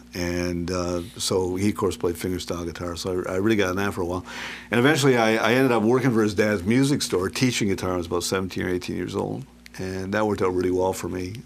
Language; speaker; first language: English; native; English